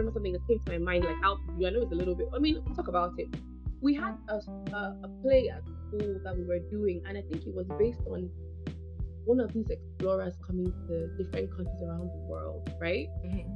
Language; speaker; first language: English; native; English